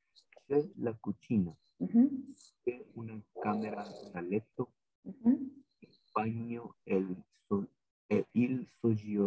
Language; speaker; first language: Italian; non-native, learner; Spanish